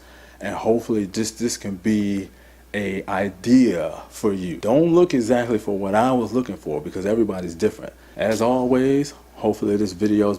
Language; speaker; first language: English; native; English